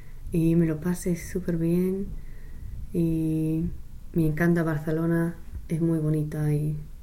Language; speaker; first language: Spanish; non-native, learner; English